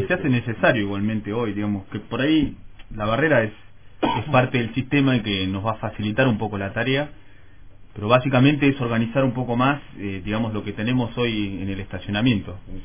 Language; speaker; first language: Spanish; native; Spanish